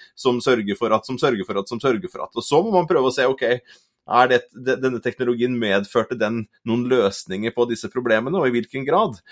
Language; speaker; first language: Norwegian; native; Norwegian